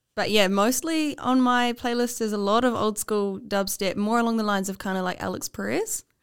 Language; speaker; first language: English; native; English